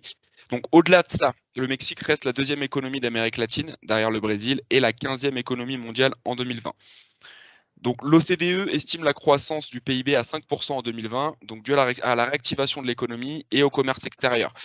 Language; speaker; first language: French; native; French